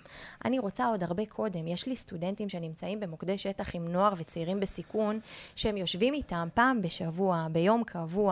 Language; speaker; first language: Hebrew; native; Hebrew